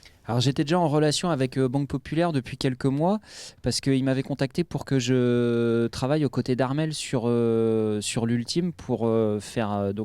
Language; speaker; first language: French; native; French